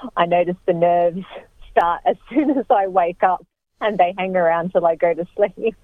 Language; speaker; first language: English; native; English